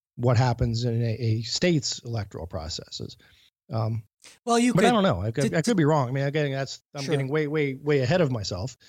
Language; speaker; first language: English; native; English